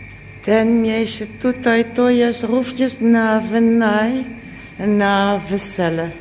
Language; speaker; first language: Polish; non-native, learner; Dutch